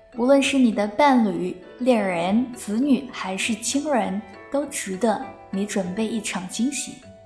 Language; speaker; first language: Chinese; native; Chinese